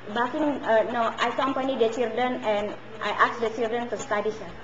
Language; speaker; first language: English; non-native, learner; Indonesian